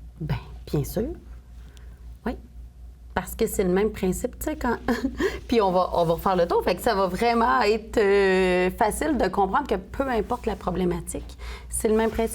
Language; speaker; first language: French; native; French